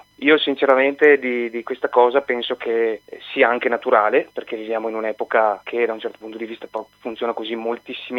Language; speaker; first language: Italian; native; Italian